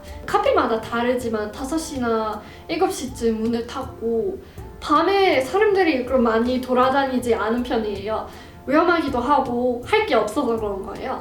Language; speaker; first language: Korean; non-native, fluent; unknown